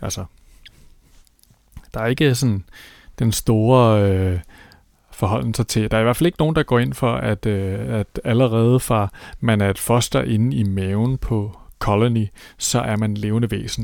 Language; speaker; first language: Danish; native; Danish